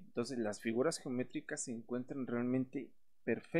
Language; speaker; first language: Spanish; native; Spanish